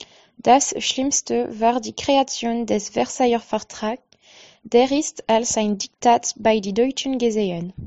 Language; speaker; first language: German; non-native, learner; French